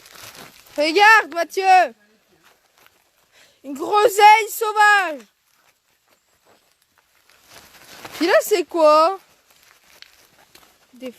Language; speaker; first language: French; native; French